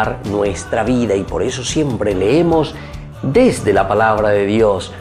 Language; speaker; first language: Spanish; native; Spanish